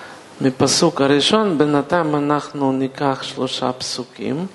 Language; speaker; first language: Hebrew; non-native, fluent; Russian